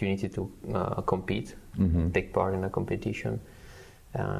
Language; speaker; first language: English; non-native, fluent; Italian